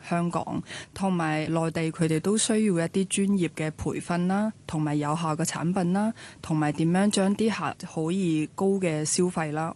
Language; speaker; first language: Cantonese; early bilingual, other home language; Chinese